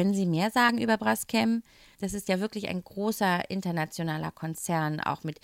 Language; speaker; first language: German; native; German